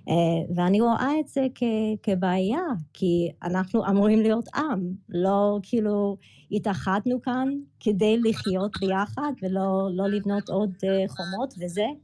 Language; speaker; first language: Hebrew; early bilingual, other home language; English